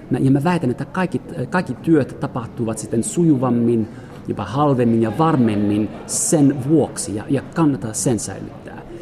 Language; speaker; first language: Finnish; non-native, fluent; French